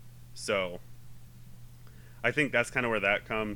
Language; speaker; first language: English; native; English